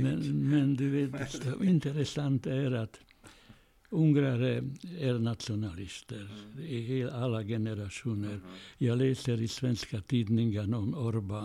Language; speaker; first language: Swedish; non-native, fluent; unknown